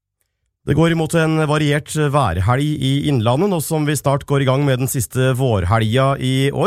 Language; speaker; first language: Norwegian; native; Norwegian